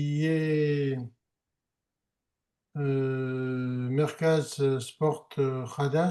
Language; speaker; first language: Hebrew; non-native, learner; French